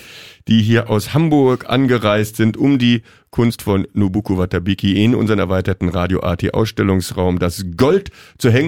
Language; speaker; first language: German; native; German